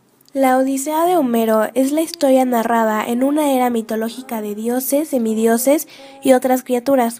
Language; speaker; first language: Spanish; native; Spanish